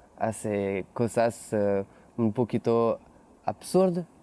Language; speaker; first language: Spanish; non-native, learner; French